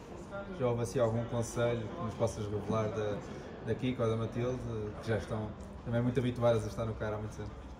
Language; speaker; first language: Portuguese; native; Portuguese